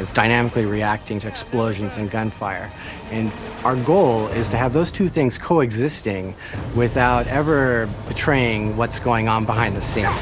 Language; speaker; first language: English; native; English